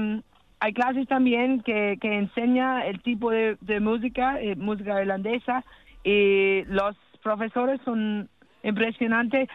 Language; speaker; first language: Spanish; non-native, learner; English